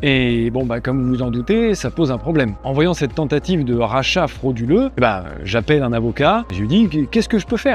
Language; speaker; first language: French; native; French